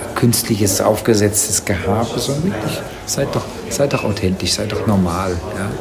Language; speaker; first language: German; native; German